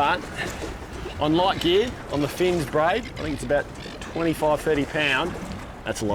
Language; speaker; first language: English; native; English